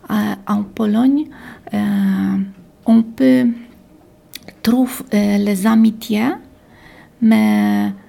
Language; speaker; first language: French; non-native, learner; Polish